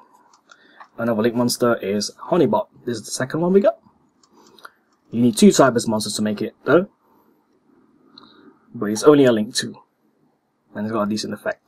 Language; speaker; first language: English; native; English